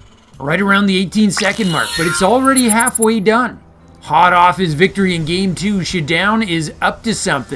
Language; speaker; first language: English; native; English